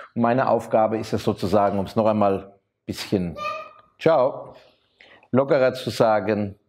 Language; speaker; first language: German; native; German